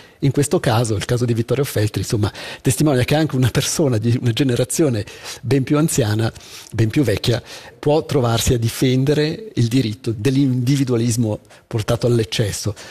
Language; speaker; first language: Italian; native; Italian